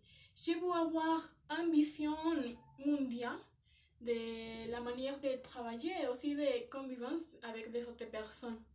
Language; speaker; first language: French; non-native, learner; Spanish